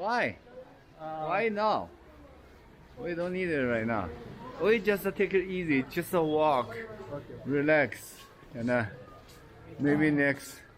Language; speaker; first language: English; non-native, learner; Chinese